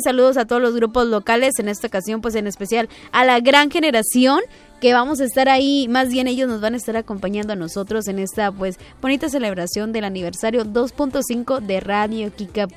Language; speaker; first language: Spanish; native; Spanish